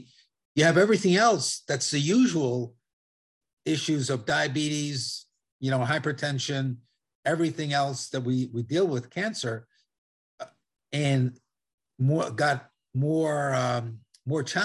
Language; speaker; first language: English; non-native, fluent; Italian